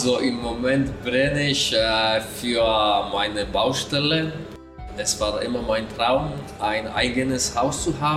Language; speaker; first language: German; non-native, fluent; Polish